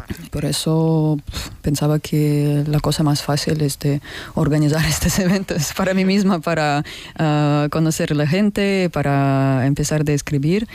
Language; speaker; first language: Spanish; non-native, learner; Russian